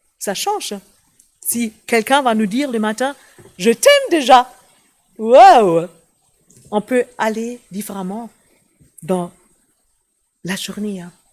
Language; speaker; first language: French; non-native, fluent; German